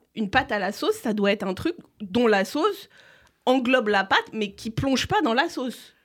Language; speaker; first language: French; native; French